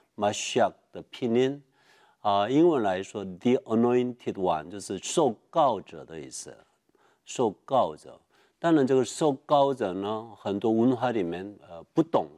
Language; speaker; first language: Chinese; non-native, fluent; Korean